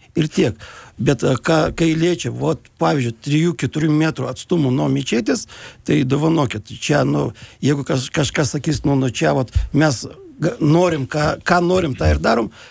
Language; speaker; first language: Lithuanian; non-native, local second language; Russian